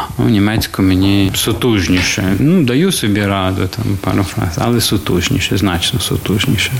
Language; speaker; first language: Ukrainian; native; Ukrainian